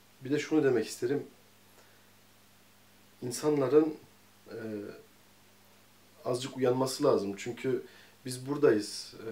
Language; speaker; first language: Turkish; early bilingual, heritage; Turkish